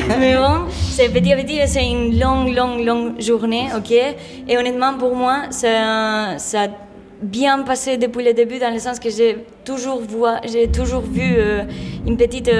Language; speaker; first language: French; non-native, fluent; Spanish